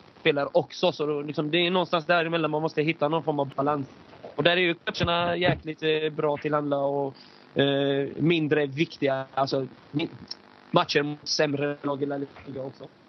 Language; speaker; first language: Swedish; early bilingual, other home language; Persian